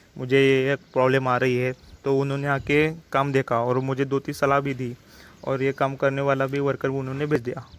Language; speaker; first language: Hindi; non-native, local second language; Marathi